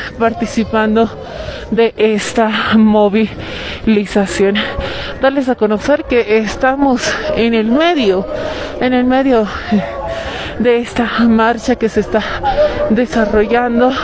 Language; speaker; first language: Spanish; native; Spanish